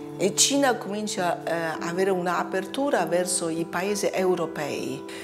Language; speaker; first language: Italian; non-native, fluent; Chinese